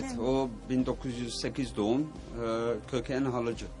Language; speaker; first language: Turkish; early bilingual, heritage; Turkish